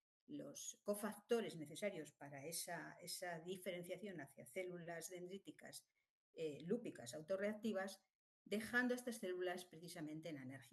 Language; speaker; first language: Spanish; native; Spanish